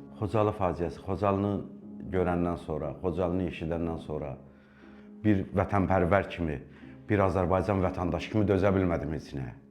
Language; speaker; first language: Azerbaijani; native; Azerbaijani